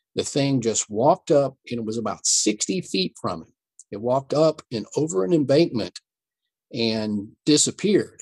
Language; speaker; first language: English; native; English